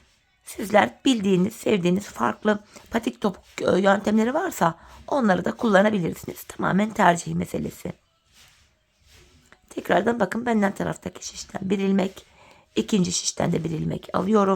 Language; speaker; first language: Turkish; native; Turkish